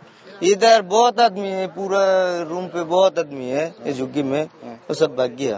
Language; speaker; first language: Hindi; non-native, learner; Bangla